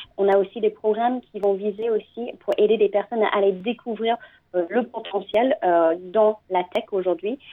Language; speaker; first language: French; non-native, fluent; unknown